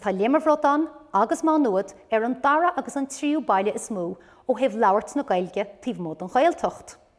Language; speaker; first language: Irish; non-native, local second language; English